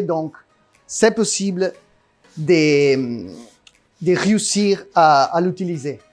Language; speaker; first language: French; non-native, learner; Italian